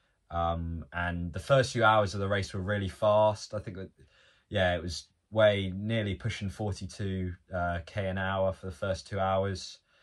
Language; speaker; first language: English; native; English